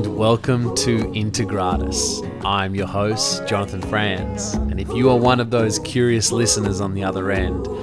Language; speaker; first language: English; native; English